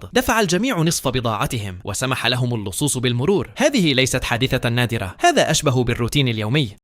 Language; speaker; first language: Arabic; native; Arabic